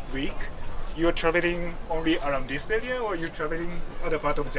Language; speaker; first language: English; non-native, fluent; Japanese